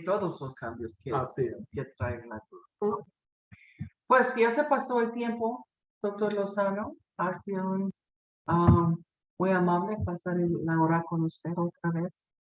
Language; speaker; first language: Spanish; non-native, fluent; English